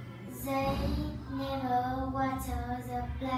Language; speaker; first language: English; non-native, learner; Vietnamese